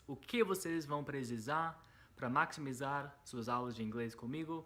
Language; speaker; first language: Portuguese; non-native, fluent; English